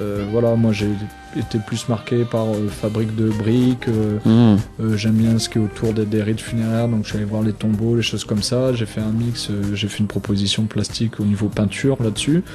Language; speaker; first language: French; native; French